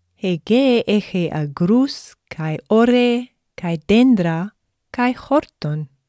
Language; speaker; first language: Greek; non-native, fluent; English